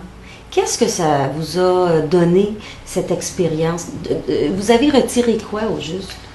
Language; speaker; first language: French; native; French